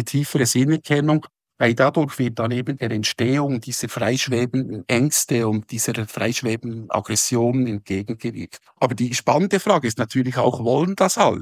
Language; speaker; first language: German; native; German